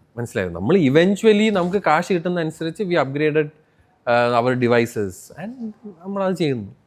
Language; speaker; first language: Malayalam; native; Malayalam